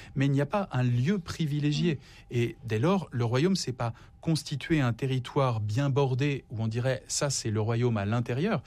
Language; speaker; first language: French; native; French